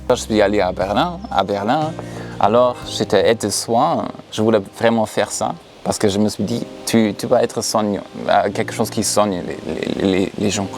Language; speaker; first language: French; non-native, fluent; German